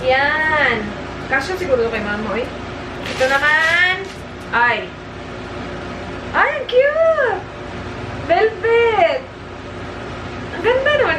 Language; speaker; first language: Filipino; non-native, local second language; Cebuano